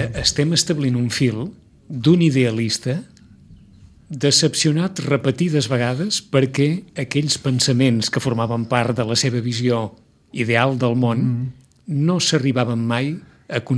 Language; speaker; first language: Catalan; native; Catalan